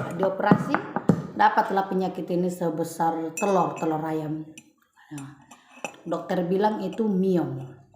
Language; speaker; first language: Indonesian; non-native, local second language; Batak Toba